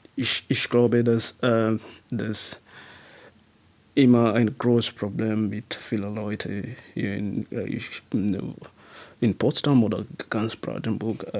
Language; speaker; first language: German; non-native, learner; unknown